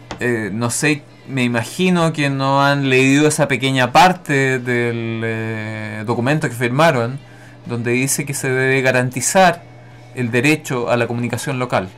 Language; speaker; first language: Spanish; native; Spanish